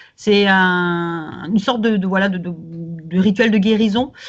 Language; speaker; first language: French; native; French